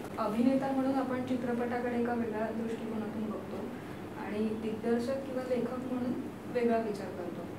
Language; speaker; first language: Marathi; native; Marathi